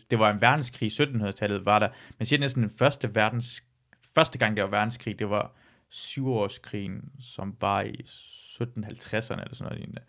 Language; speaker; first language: Danish; early bilingual, other home language; Persian